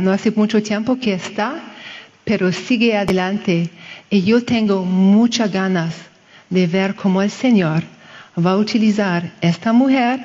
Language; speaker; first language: Spanish; non-native, fluent; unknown